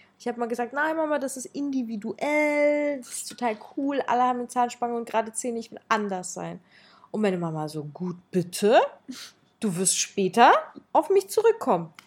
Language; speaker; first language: German; early bilingual, other home language; Russian